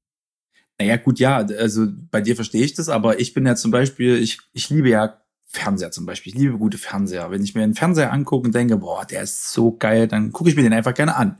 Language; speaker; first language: German; native; German